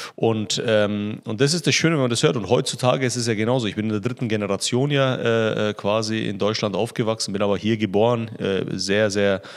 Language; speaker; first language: German; native; German